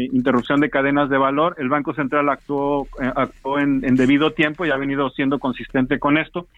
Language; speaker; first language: Spanish; native; Spanish